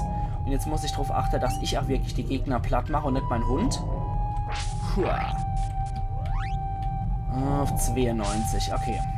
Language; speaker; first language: German; native; German